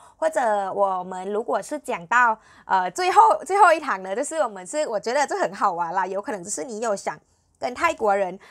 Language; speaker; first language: Chinese; non-native, fluent; Thai